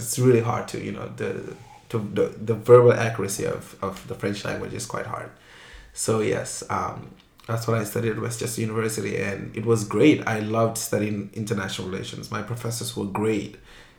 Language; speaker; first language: English; non-native, local second language; Wolof